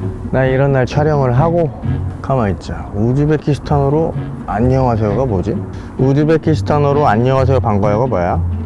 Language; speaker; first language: Korean; native; Korean